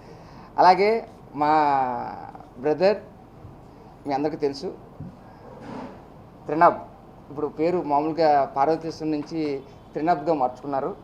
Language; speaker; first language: Telugu; native; Telugu